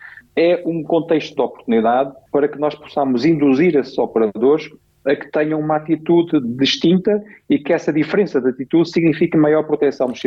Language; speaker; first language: Portuguese; native; Portuguese